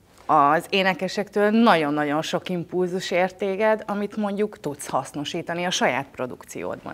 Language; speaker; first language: Hungarian; native; Hungarian